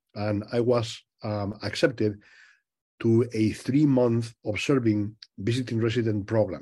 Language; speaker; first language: English; non-native, fluent; Spanish